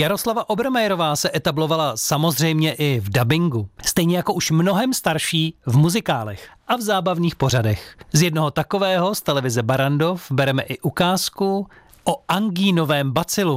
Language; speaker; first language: Czech; native; Czech